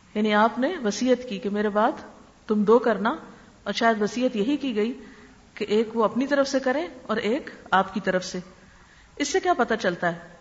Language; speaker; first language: Urdu; native; Urdu